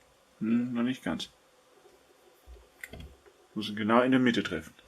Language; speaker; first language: German; native; German